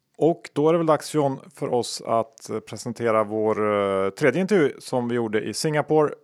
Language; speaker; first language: Swedish; native; Swedish